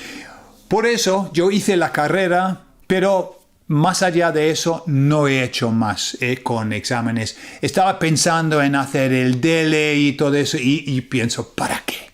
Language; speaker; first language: Spanish; non-native, fluent; English